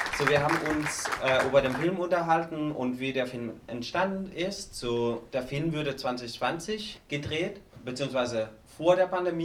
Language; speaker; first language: German; non-native, fluent; Spanish